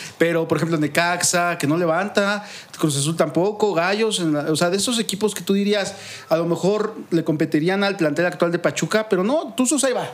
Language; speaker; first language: Spanish; native; Spanish